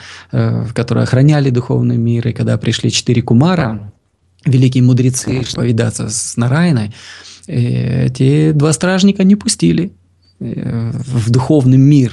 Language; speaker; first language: Russian; native; Russian